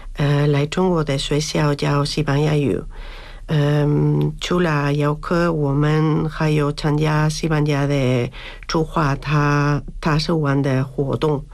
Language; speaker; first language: Chinese; non-native, learner; Spanish